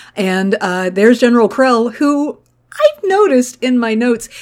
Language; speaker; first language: English; native; English